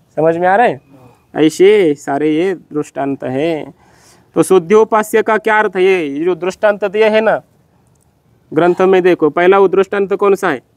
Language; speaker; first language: Hindi; non-native, local second language; Marathi